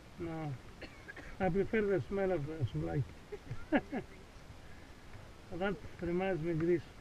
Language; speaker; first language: English; non-native, learner; Greek